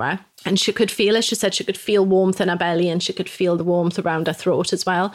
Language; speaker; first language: English; native; English